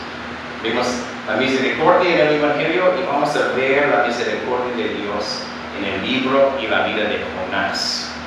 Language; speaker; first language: Spanish; non-native, fluent; English